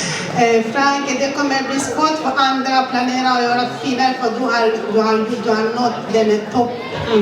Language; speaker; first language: Swedish; non-native, fluent; Kinyarwanda